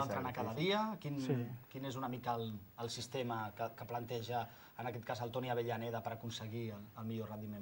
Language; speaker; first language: Catalan; native; Catalan